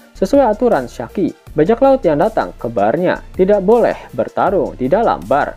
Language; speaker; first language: Indonesian; native; Indonesian